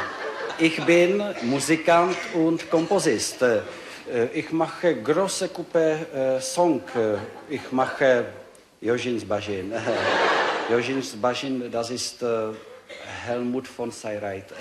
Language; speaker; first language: German; non-native, learner; Czech